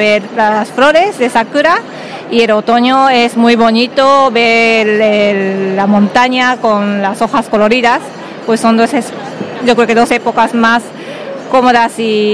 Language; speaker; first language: Spanish; non-native, fluent; Japanese